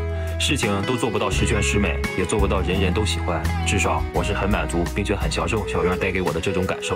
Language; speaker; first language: Chinese; native; Chinese